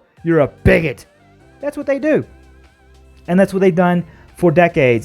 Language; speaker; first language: English; native; English